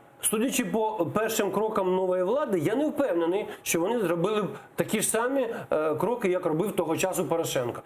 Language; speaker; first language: Ukrainian; native; Ukrainian